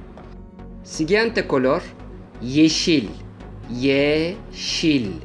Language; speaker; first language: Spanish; non-native, fluent; Turkish